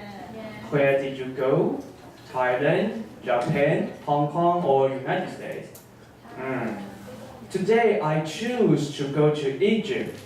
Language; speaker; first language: English; non-native, learner; Chinese